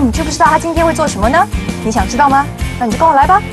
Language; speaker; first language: Chinese; native; Chinese